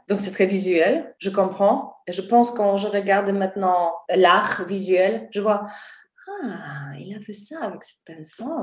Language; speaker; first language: French; non-native, fluent; Polish